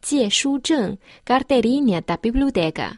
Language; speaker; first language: Portuguese; non-native, fluent; Chinese